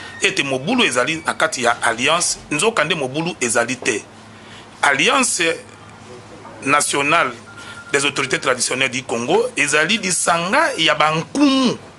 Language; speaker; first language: Lingala; non-native, local second language; Mongo